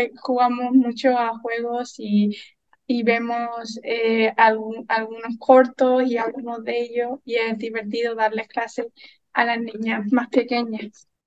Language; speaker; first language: Spanish; early bilingual, heritage; Spanish